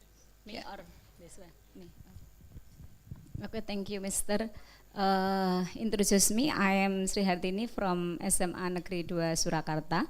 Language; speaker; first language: English; non-native, learner; Indonesian